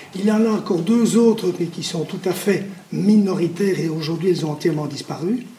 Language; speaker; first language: French; native; French